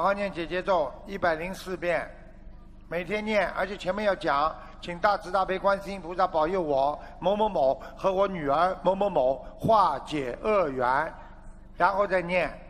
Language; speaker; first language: Chinese; native; Chinese